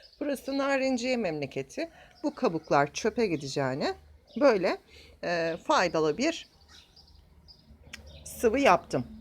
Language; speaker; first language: Turkish; native; Turkish